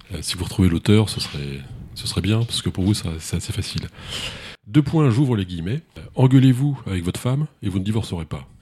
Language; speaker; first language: French; native; French